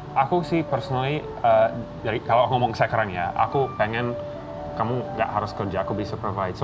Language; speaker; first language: Indonesian; non-native, fluent; English